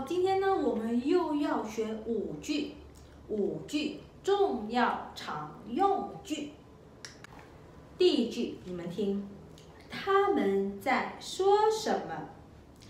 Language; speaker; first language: Chinese; non-native, local second language; Malay